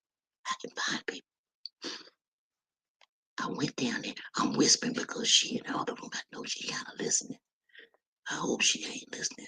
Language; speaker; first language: English; native; English